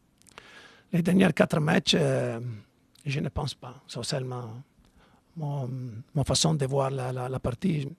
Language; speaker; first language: French; non-native, fluent; Italian